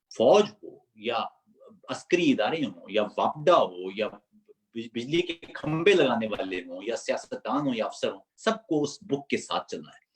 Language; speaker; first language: Urdu; non-native, local second language; Punjabi